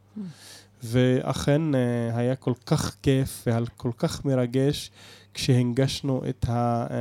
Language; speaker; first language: Hebrew; non-native, local second language; Arabic